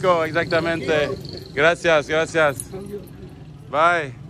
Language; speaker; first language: Spanish; non-native, learner; French